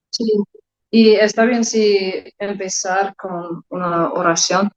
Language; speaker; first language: Spanish; non-native, learner; English